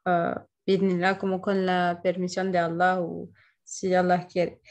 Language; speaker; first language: Spanish; non-native, fluent; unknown